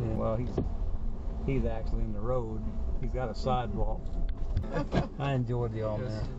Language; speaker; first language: English; native; English